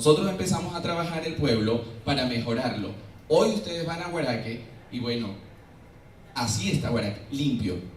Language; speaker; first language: Spanish; native; Spanish